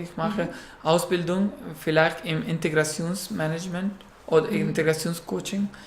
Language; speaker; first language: German; non-native, learner; Pashto